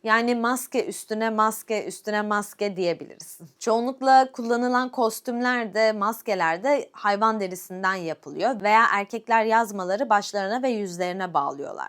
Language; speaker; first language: Turkish; native; Turkish